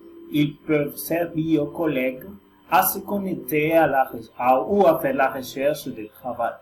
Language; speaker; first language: French; non-native, learner; Spanish